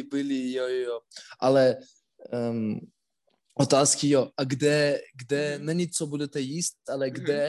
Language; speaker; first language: Czech; non-native, learner; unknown